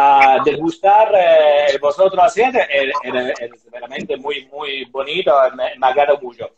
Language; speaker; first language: Spanish; non-native, learner; Italian